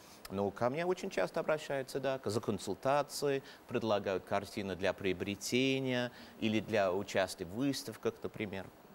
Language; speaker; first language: Russian; non-native, fluent; English